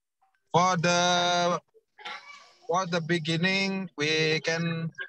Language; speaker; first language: English; non-native, learner; Indonesian